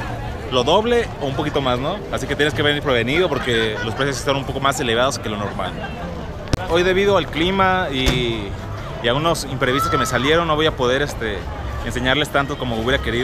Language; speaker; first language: Spanish; native; Spanish